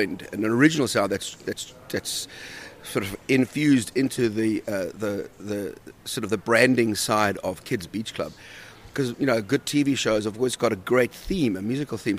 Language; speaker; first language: English; native; English